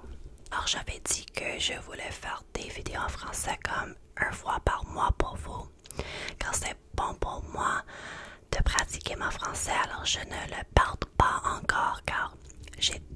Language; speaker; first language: French; non-native, learner; English